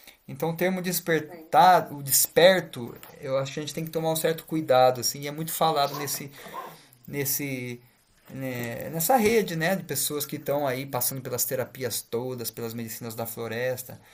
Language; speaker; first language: Portuguese; native; Portuguese